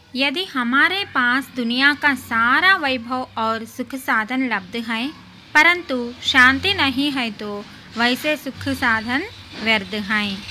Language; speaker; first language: Hindi; non-native, local second language; Telugu